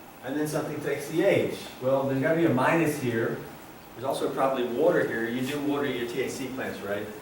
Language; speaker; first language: English; native; English